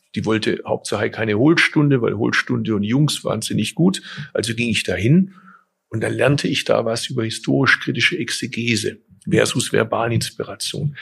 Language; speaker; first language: German; early bilingual, other home language; Turkish